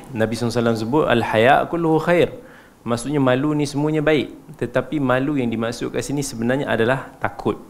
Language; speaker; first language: Malay; native; Malay